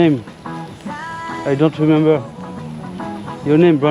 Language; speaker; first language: English; non-native, learner; French